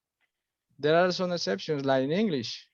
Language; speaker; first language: English; non-native, fluent; Spanish